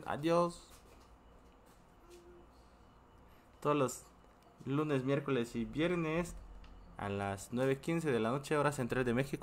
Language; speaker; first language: Spanish; non-native, fluent; Korean